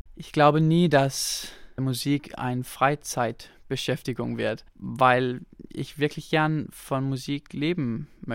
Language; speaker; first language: German; non-native, local second language; Danish